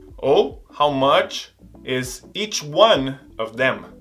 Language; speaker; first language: English; non-native, fluent; Portuguese